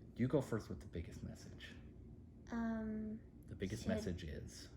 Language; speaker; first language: English; native; English